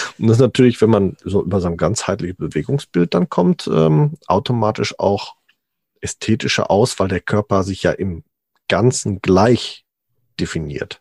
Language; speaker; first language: German; early bilingual, other home language; Italian